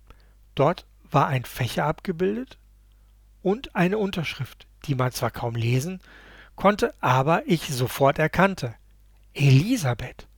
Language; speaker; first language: German; native; German